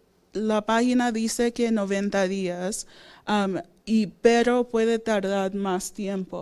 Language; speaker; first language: Spanish; non-native, fluent; English